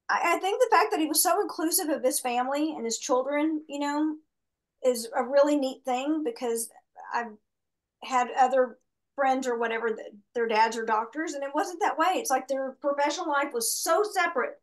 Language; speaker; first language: English; native; English